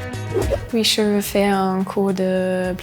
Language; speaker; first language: French; non-native, learner; German